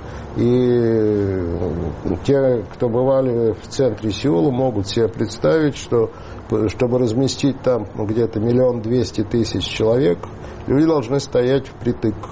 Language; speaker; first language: Russian; native; Russian